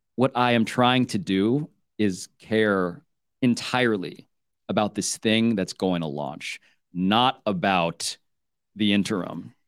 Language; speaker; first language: English; early bilingual, other home language; Filipino